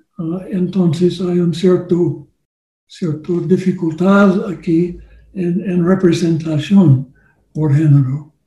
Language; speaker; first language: Spanish; non-native, learner; English